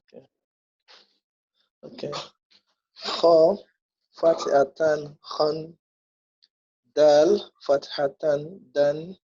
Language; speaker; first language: Arabic; non-native, learner; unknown